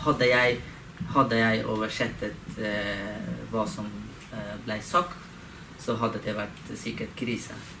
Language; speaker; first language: Norwegian; non-native, learner; Persian